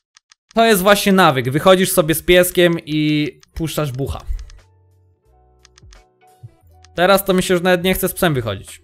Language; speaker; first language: Polish; native; Polish